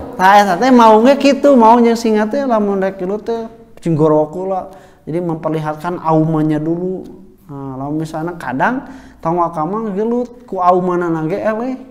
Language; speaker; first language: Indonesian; non-native, local second language; Sundanese